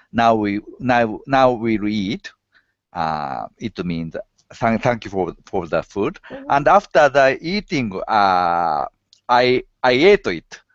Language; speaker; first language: English; non-native, learner; Japanese